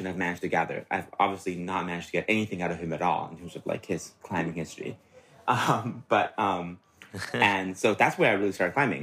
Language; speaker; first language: English; non-native, local second language; Cantonese